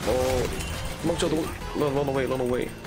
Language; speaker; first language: English; non-native, learner; Korean